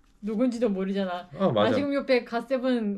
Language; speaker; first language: Korean; non-native, learner; Turkish